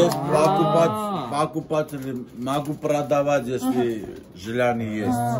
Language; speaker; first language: Russian; non-native, fluent; Armenian